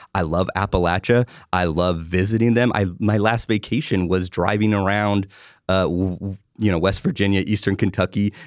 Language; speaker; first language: English; native; English